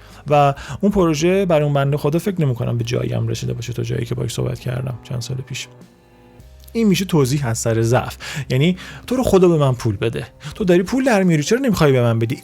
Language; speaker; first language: Persian; native; Persian